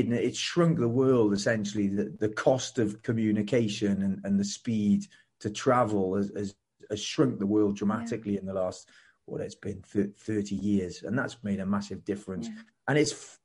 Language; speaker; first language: English; native; English